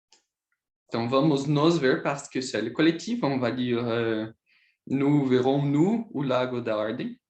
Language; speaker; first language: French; non-native, learner; Portuguese